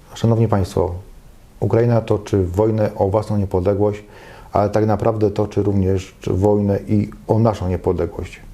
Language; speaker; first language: Polish; native; Polish